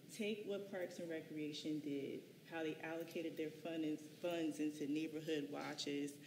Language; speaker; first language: English; native; English